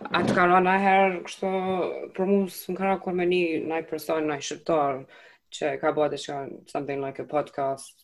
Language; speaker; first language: Albanian; early bilingual, heritage; Albanian